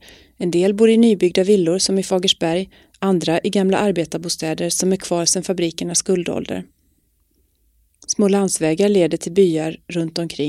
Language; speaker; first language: Swedish; native; Swedish